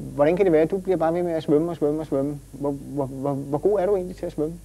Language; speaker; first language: Danish; native; Danish